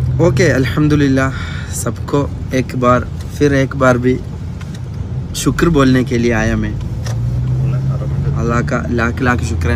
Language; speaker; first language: Hindi; non-native, local second language; Malayalam